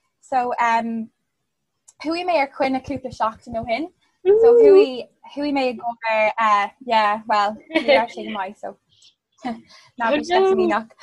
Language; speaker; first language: Irish; non-native, local second language; English